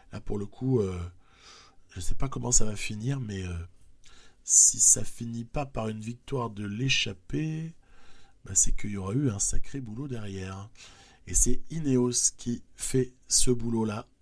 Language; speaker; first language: French; native; French